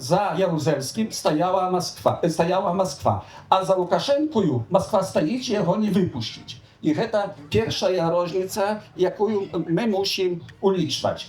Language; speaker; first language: Polish; non-native, local second language; Belarusian